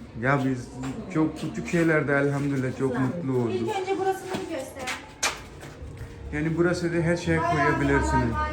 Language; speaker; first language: Turkish; non-native, learner; Urdu